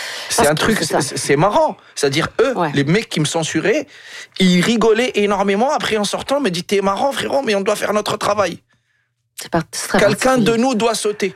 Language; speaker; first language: French; non-native, local second language; Arabic